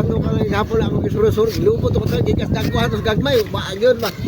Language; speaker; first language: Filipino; non-native, local second language; Cebuano